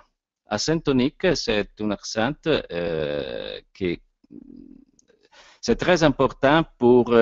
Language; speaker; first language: French; non-native, learner; Italian